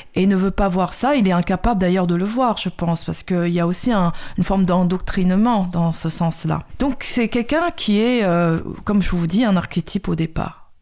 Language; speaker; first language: French; early bilingual, other home language; Khmer